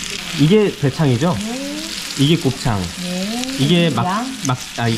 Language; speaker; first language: Korean; non-native, learner; Vietnamese